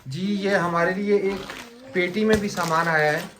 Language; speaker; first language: Urdu; native; Urdu